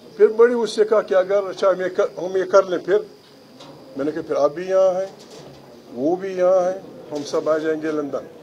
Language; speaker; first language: Urdu; non-native, local second language; Pashto